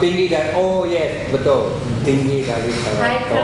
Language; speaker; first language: Indonesian; non-native, learner; Malay